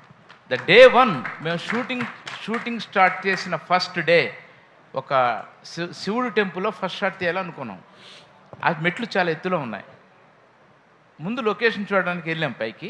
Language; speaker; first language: Telugu; native; Telugu